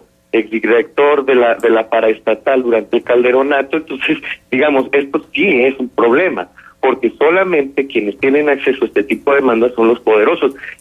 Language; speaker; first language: Spanish; native; Spanish